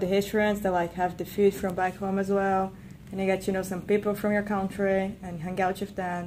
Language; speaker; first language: English; non-native, fluent; Portuguese